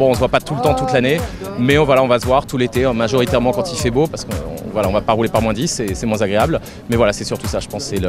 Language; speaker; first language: French; native; French